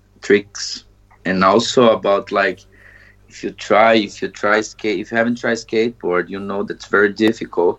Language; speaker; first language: English; non-native, learner; Portuguese